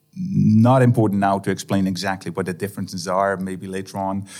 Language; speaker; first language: English; non-native, fluent; Dutch